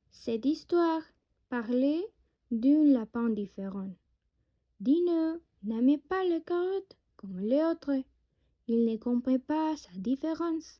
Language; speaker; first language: French; non-native, learner; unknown